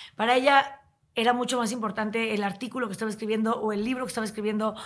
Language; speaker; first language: Spanish; native; Spanish